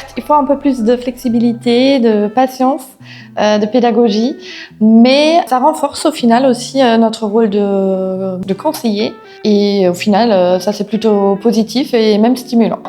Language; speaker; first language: French; non-native, fluent; German